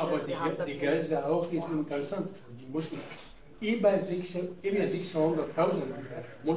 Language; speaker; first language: German; non-native, learner; Arabic